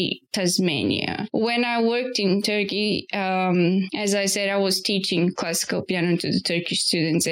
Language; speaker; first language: English; non-native, fluent; Bulgarian